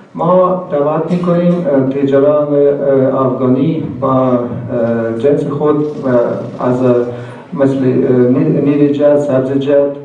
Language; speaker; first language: Persian; non-native, learner; Kazakh